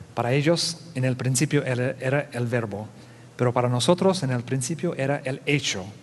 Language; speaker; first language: Spanish; non-native, fluent; English